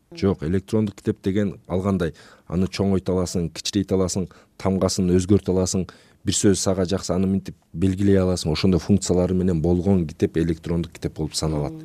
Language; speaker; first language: Kyrgyz; native; Kyrgyz